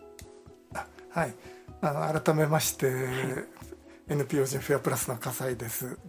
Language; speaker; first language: Japanese; native; Japanese